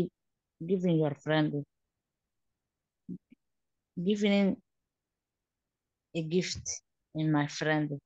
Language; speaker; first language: English; non-native, learner; Somali